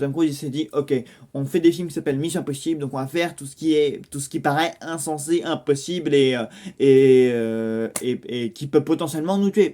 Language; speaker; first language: French; native; French